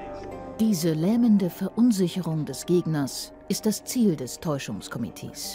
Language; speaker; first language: German; native; German